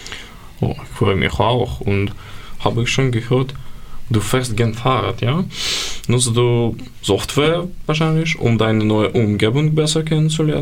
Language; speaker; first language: German; non-native, learner; Ukrainian